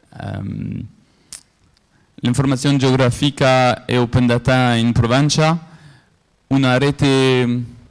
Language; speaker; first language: Italian; non-native, learner; French